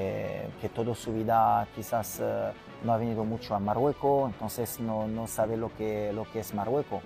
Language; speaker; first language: Spanish; non-native, fluent; French